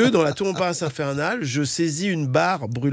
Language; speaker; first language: French; native; French